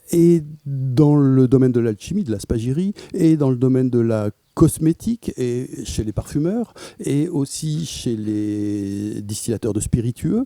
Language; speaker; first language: French; native; French